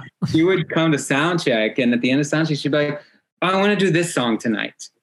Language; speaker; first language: English; early bilingual, other home language; Hebrew